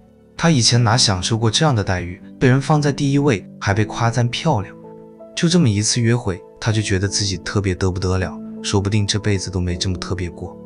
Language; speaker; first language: Chinese; native; Chinese